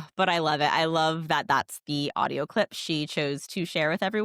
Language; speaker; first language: English; native; English